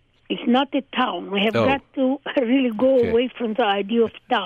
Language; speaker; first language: English; non-native, fluent; Hungarian